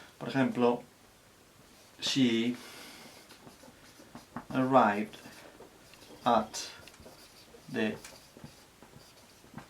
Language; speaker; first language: English; non-native, fluent; Spanish